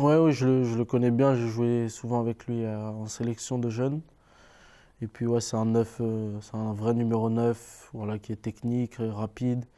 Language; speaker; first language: French; native; French